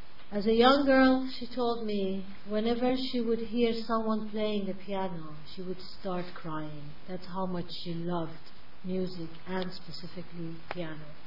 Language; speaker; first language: English; non-native, fluent; Persian